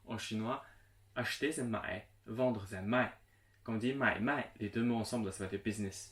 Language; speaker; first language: French; non-native, local second language; Chinese